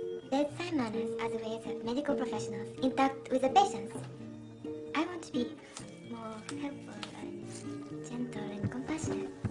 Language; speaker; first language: English; non-native, fluent; Japanese